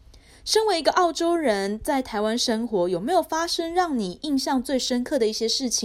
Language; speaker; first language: Chinese; native; Chinese